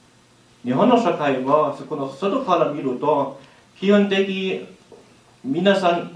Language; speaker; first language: Japanese; non-native, learner; German